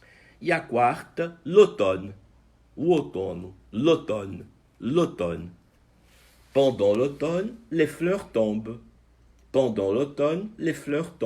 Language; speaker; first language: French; non-native, fluent; Portuguese